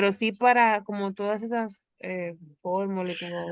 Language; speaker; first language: Spanish; native; Spanish